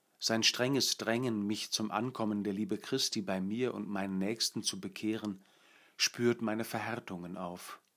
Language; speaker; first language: German; native; German